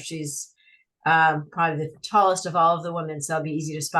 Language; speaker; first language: English; native; English